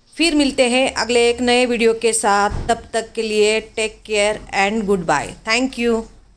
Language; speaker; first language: Hindi; non-native, local second language; Marathi